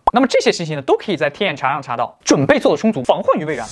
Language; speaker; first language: Chinese; native; Chinese